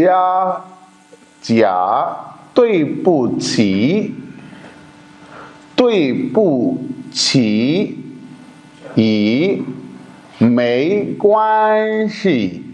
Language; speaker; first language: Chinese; non-native, fluent; Urdu